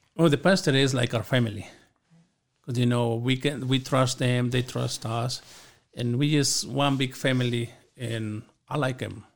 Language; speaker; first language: English; non-native, learner; Spanish